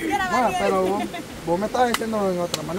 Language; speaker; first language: Spanish; native; Spanish